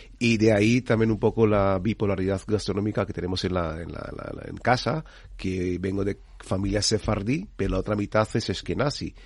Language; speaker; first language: Spanish; non-native, fluent; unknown